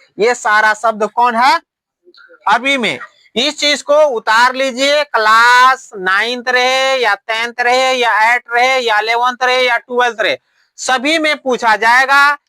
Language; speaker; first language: Hindi; native; Hindi